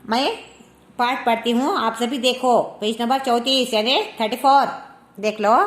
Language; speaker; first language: Hindi; non-native, local second language; Kannada